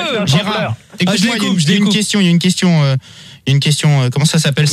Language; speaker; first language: French; native; French